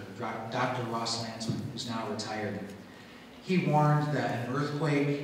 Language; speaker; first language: English; native; English